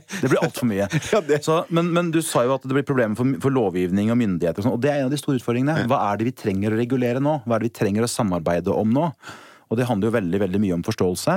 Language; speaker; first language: Norwegian; native; Norwegian